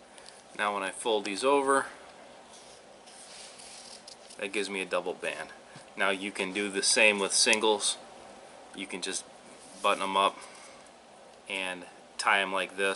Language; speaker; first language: English; native; English